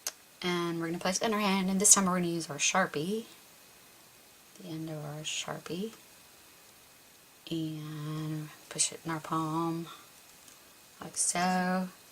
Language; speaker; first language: English; native; English